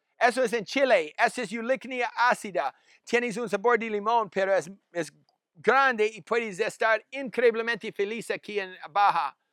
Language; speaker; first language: Spanish; non-native, learner; English